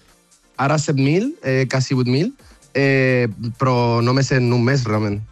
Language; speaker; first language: Catalan; non-native, learner; Spanish